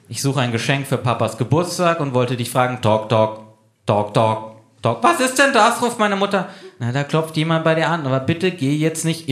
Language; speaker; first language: German; native; German